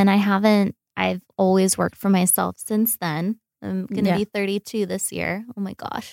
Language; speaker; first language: English; native; English